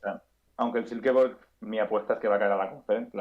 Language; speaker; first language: Spanish; native; Spanish